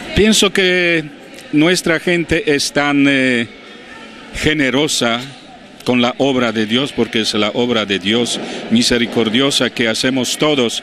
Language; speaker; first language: Spanish; non-native, fluent; Polish